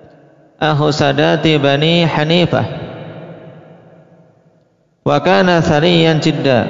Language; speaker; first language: Arabic; non-native, fluent; Indonesian